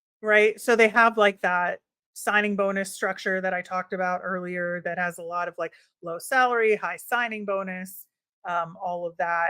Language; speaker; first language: English; native; English